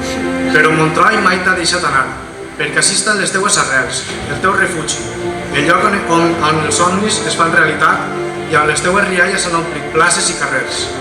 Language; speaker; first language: Catalan; native; Catalan